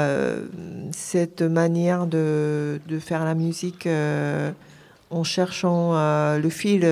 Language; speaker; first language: French; non-native, fluent; Japanese